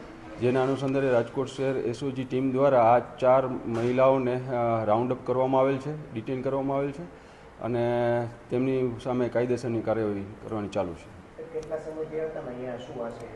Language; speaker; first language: Gujarati; native; Gujarati